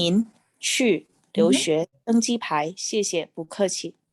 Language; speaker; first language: Chinese; non-native, learner; Indonesian